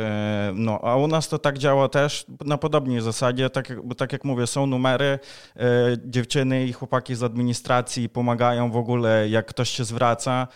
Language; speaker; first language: Polish; non-native, fluent; Ukrainian